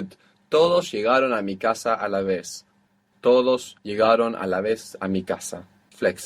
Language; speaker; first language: Spanish; non-native, fluent; English